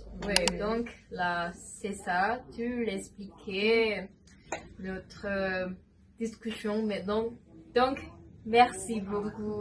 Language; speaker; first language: French; non-native, learner; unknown